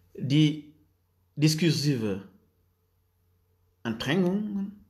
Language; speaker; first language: German; non-native, learner; Wolof